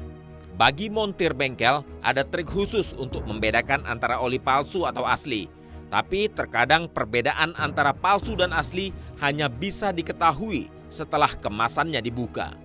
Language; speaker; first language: Indonesian; native; Indonesian